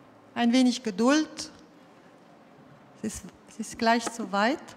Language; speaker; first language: German; non-native, learner; French